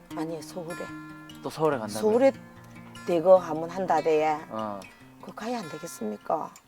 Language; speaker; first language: Korean; native; Korean